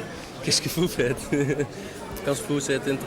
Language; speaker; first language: French; non-native, learner; Dutch